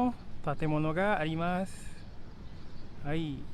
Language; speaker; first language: Japanese; non-native, fluent; Indonesian